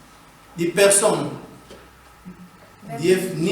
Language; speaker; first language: Dutch; non-native, learner; Lingala